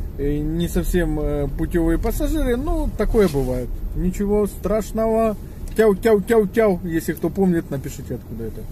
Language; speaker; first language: Russian; native; Russian